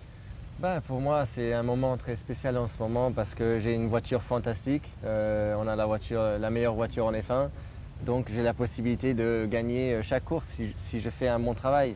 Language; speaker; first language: French; non-native, local second language; German